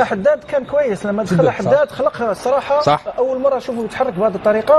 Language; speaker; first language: Arabic; native; Arabic